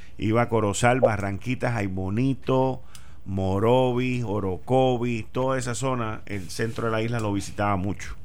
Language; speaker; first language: Spanish; native; Spanish